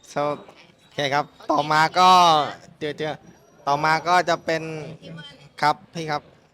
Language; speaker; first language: Thai; non-native, fluent; Vietnamese